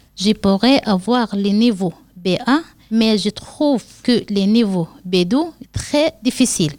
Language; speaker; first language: French; non-native, learner; Arabic